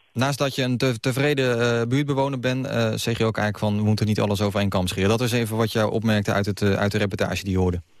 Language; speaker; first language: Dutch; native; Dutch